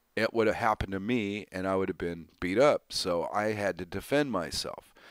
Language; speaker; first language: English; native; English